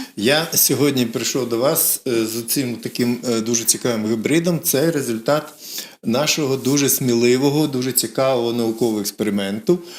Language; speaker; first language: Ukrainian; non-native, local second language; Russian